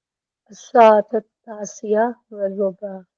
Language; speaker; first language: Arabic; non-native, learner; Hindi